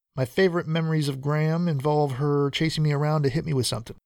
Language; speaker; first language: English; early bilingual, other home language; Spanish